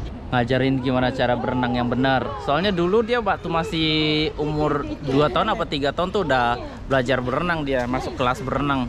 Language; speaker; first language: Indonesian; native; Indonesian